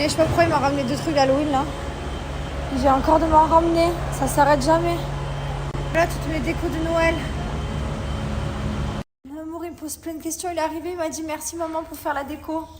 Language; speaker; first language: French; native; French